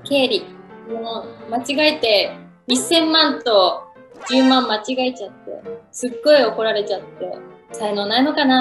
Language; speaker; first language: Japanese; native; Japanese